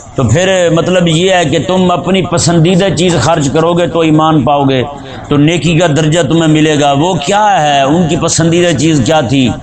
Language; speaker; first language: Urdu; non-native, local second language; Punjabi